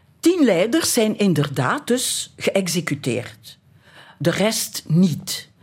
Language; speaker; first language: Dutch; native; Dutch